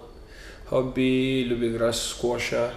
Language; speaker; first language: Polish; non-native, learner; Italian